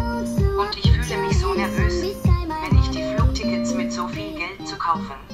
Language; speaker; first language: German; non-native, learner; Chinese